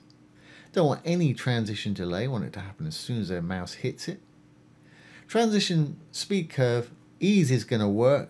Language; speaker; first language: English; native; English